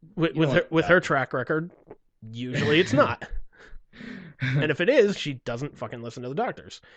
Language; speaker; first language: English; native; English